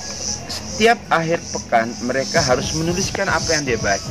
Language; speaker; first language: Indonesian; native; Indonesian